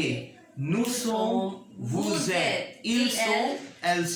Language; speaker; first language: French; non-native, learner; Hindi